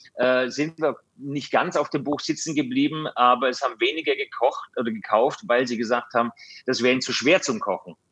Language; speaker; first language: German; native; German